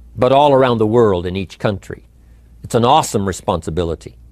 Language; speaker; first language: English; native; English